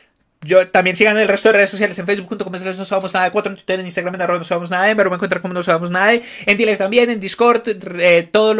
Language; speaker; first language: Spanish; native; Spanish